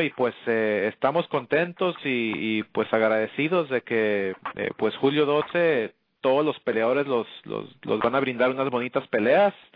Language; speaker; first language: Spanish; early bilingual, heritage; Spanish